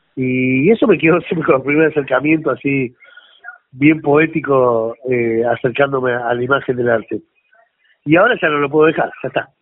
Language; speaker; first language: Spanish; native; Spanish